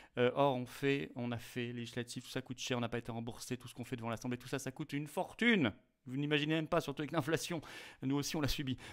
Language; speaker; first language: French; native; French